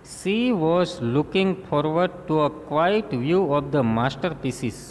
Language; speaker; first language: English; non-native, local second language; Gujarati